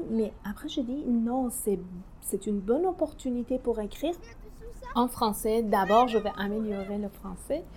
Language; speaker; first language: French; non-native, learner; Persian